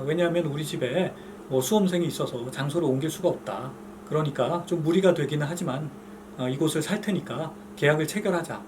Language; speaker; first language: Korean; native; Korean